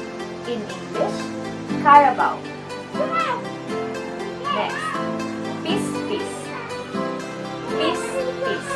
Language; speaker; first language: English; non-native, local second language; Aklanon